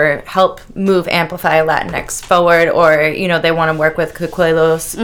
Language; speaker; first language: English; native; English